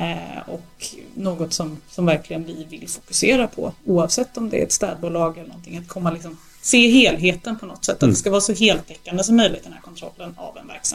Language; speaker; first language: Swedish; native; Swedish